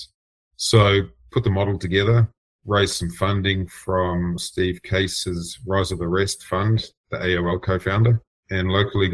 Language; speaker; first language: English; native; English